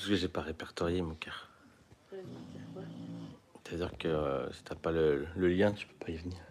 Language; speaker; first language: French; native; French